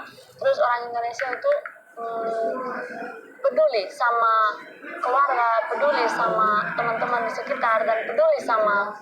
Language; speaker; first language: Indonesian; non-native, fluent; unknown